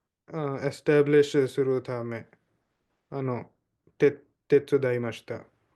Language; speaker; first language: Japanese; non-native, fluent; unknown